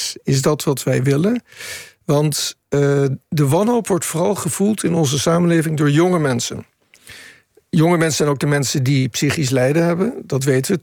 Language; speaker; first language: Dutch; native; Dutch